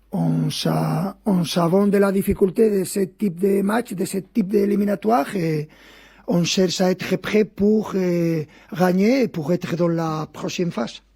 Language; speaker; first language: French; non-native, fluent; Spanish